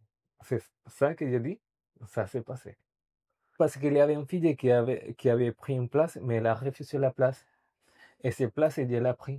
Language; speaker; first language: French; non-native, fluent; Spanish